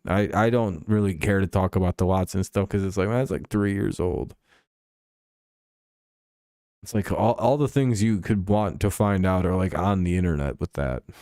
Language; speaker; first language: English; native; English